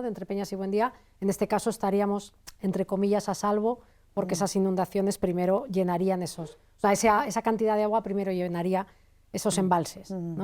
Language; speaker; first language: Spanish; native; Spanish